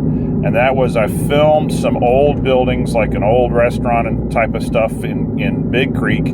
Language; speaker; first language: English; native; English